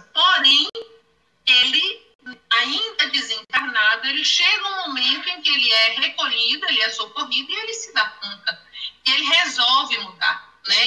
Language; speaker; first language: Portuguese; native; Portuguese